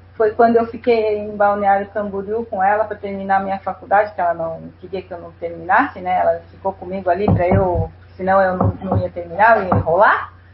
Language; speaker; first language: Portuguese; non-native, fluent; Spanish